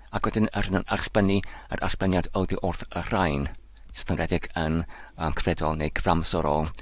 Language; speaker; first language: Welsh; non-native, learner; Polish